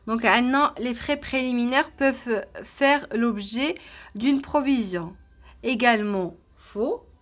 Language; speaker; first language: French; non-native, local second language; Arabic